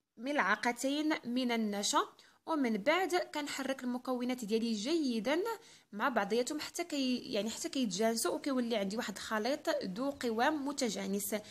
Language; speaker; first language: Arabic; native; Arabic